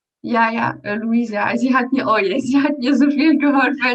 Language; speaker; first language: German; non-native, learner; French